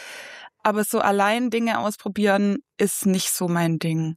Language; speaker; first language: German; native; German